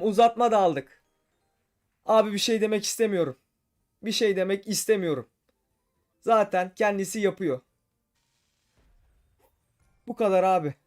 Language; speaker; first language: Turkish; native; Turkish